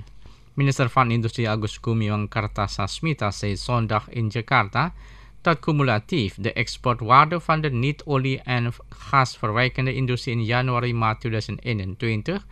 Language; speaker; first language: Dutch; non-native, fluent; Indonesian